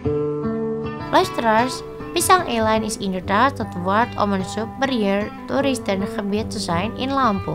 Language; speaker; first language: Dutch; non-native, fluent; Indonesian